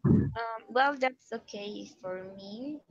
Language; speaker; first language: English; non-native, learner; Spanish